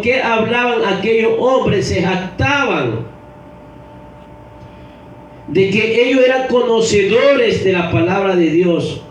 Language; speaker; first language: Spanish; native; Spanish